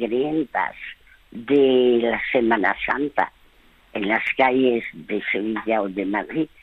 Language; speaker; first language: Spanish; early bilingual, other home language; French